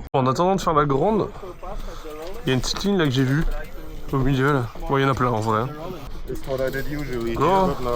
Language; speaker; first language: French; native; French